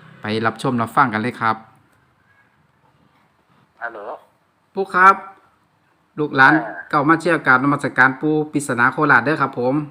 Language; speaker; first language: Thai; non-native, local second language; Lao